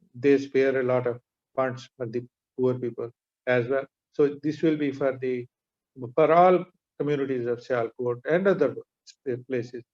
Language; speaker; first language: English; non-native, local second language; Urdu